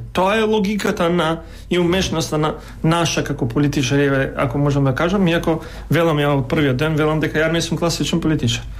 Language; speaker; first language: Macedonian; non-native, local second language; Albanian